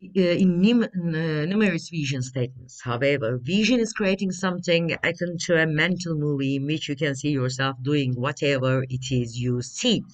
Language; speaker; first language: English; non-native, fluent; Turkish